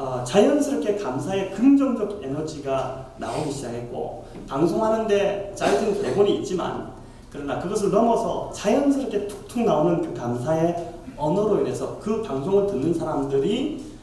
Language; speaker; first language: Korean; native; Korean